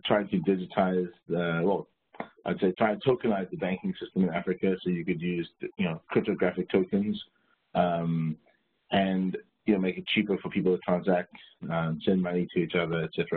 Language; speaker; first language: English; native; English